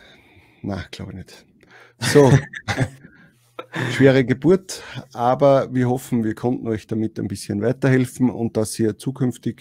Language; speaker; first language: German; native; German